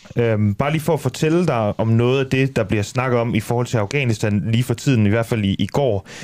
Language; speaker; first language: Danish; native; Danish